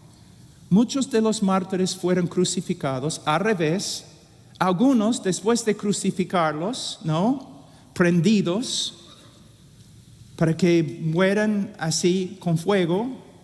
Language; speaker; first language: Spanish; non-native, fluent; English